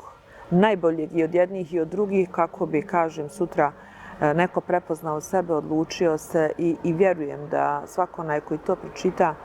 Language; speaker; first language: Bosnian; native; Bosnian